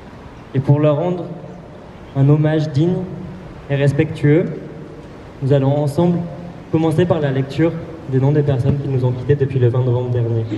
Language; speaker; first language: French; native; French